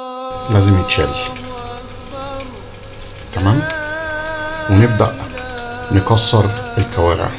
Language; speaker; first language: Arabic; native; Arabic